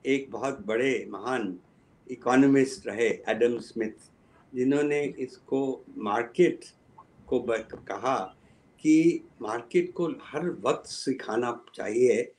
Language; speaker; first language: Hindi; early bilingual, other home language; Punjabi